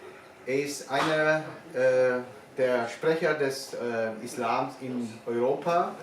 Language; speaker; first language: German; non-native, fluent; Bosnian